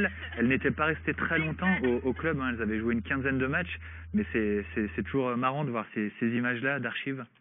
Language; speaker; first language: French; native; French